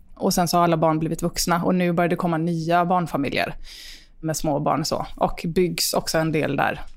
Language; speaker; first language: Swedish; native; Swedish